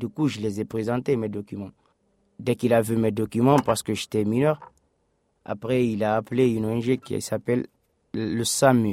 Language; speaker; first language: French; non-native, local second language; Fula